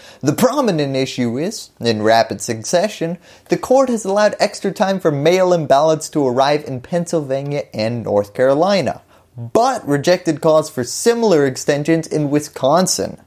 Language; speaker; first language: English; native; English